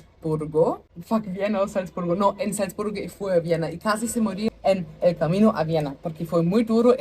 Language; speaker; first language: Spanish; non-native, learner; German